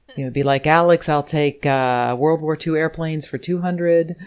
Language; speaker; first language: English; native; English